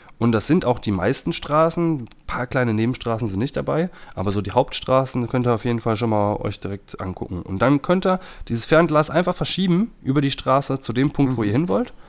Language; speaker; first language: German; native; German